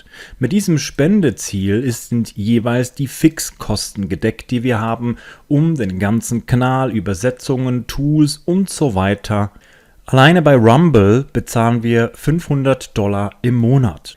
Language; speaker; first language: German; native; German